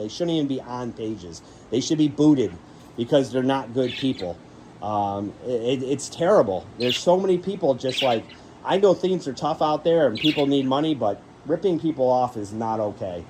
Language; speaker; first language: English; native; English